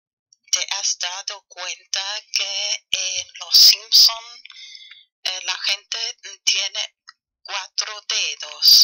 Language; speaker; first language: Spanish; non-native, fluent; German